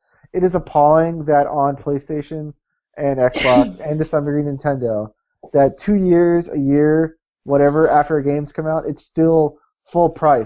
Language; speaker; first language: English; native; English